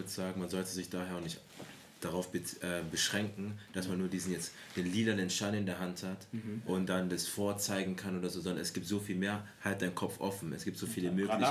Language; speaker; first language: German; native; German